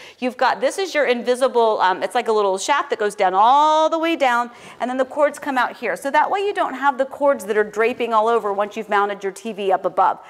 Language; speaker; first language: English; native; English